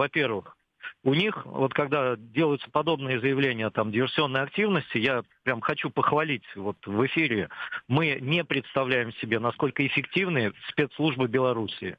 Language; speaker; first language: Russian; native; Russian